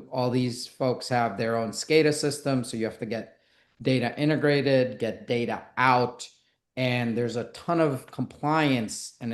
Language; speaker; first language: English; native; English